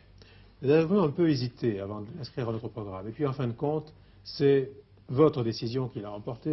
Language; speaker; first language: French; native; French